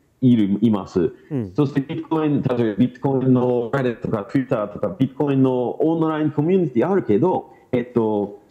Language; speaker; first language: Japanese; non-native, learner; English